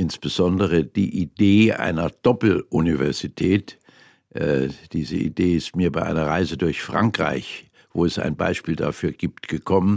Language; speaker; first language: German; native; German